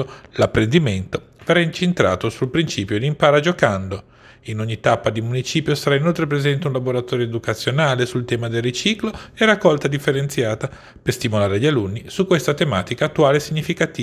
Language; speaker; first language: Italian; native; Italian